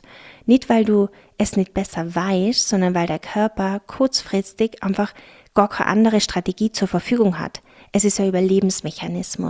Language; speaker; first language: German; native; German